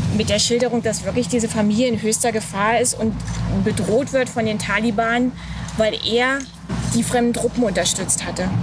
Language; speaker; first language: German; native; German